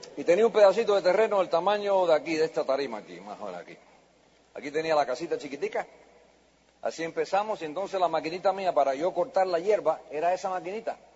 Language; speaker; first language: Spanish; early bilingual, heritage; Spanish